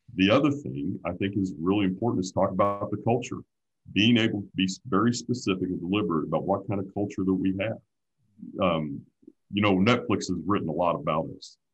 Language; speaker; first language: English; native; English